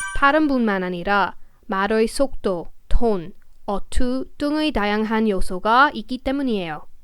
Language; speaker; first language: Korean; non-native, fluent; English